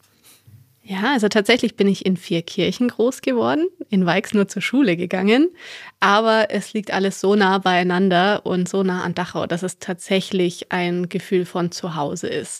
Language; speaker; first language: German; native; German